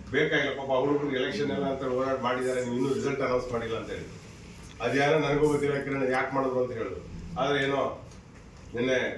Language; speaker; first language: Kannada; native; Kannada